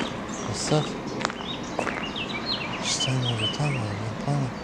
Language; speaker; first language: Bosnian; early bilingual, heritage; Serbian